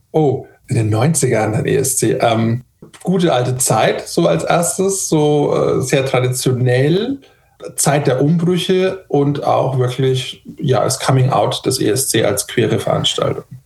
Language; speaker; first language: German; native; German